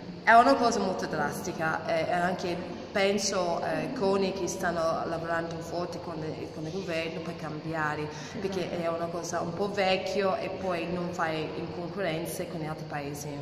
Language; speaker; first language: Italian; non-native, fluent; English